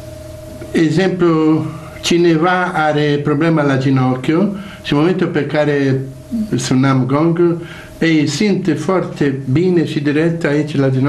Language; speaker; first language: Romanian; non-native, learner; Italian